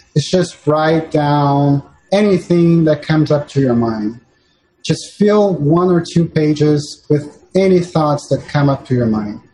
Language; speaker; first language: English; non-native, fluent; Portuguese